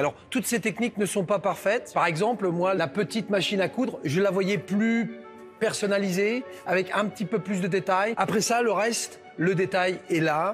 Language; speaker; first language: French; native; French